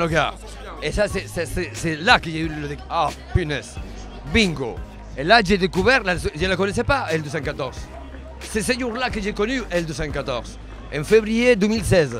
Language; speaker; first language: French; non-native, fluent; Spanish